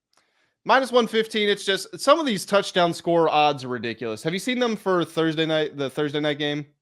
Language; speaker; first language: English; native; English